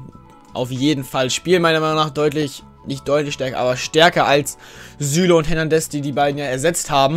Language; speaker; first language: German; native; German